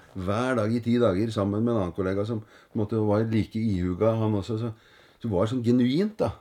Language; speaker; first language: Norwegian; native; Norwegian